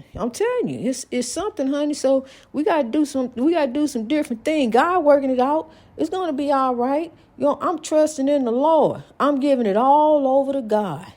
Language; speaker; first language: English; native; English